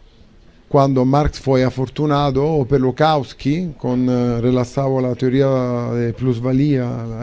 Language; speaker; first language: Portuguese; non-native, learner; Italian